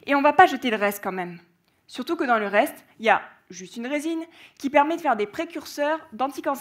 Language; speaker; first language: French; native; French